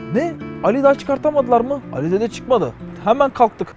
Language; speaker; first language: Turkish; native; Turkish